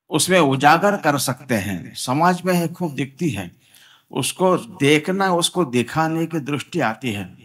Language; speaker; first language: Hindi; non-native, local second language; Marathi